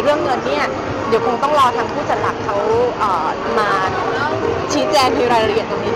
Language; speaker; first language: Thai; native; Thai